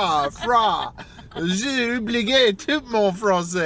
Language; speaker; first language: French; non-native, learner; English